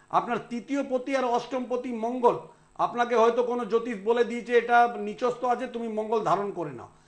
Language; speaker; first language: Bangla; non-native, local second language; Punjabi